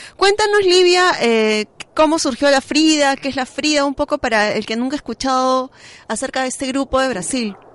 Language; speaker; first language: Spanish; native; Spanish